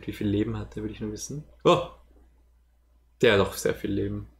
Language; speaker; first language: German; native; German